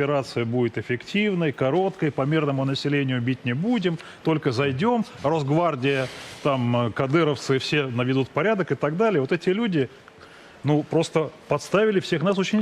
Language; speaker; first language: Russian; native; Russian